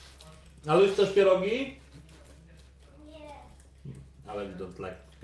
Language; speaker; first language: English; non-native, learner; Polish